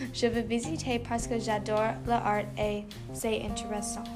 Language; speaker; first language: French; non-native, learner; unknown